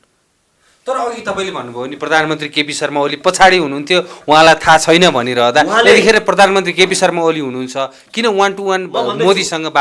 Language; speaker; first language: Nepali; native; Nepali